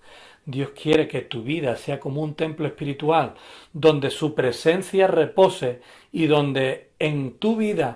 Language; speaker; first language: Spanish; native; Spanish